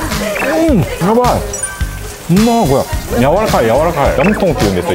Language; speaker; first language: Japanese; non-native, fluent; Korean